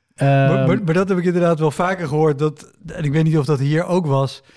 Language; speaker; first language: Dutch; native; Dutch